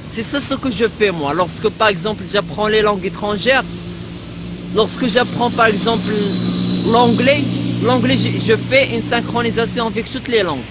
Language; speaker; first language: French; non-native, local second language; Arabic